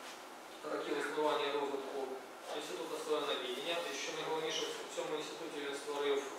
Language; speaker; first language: Ukrainian; native; Ukrainian